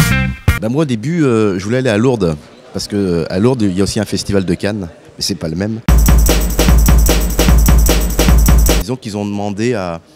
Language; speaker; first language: French; native; French